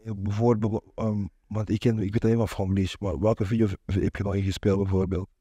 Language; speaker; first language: Dutch; non-native, local second language; French